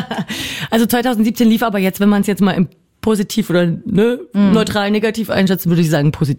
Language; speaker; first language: German; native; German